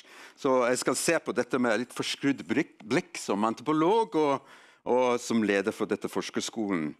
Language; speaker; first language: Norwegian; non-native, fluent; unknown